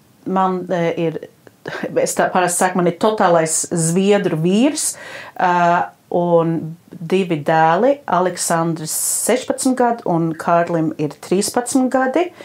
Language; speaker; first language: Latvian; early bilingual, heritage; Latvian